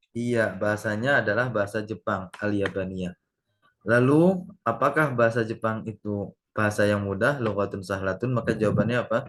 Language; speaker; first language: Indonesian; native; Indonesian